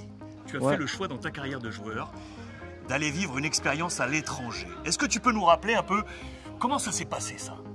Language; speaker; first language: French; native; French